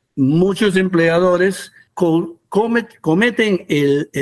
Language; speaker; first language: Spanish; early bilingual, heritage; Spanish